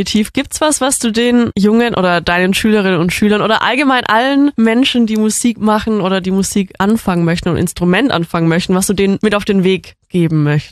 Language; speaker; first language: German; native; German